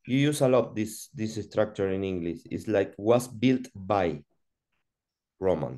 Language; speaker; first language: English; non-native, learner; Spanish